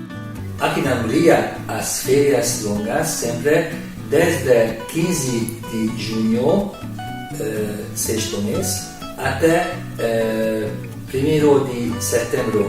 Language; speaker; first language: Portuguese; non-native, fluent; Hungarian